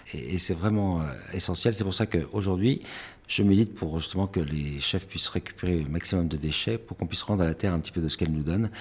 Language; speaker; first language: French; native; French